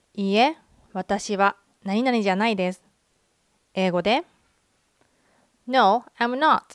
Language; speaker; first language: Japanese; native; Japanese